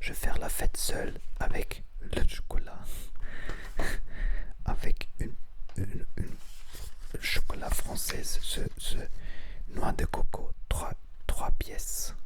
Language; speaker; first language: French; non-native, learner; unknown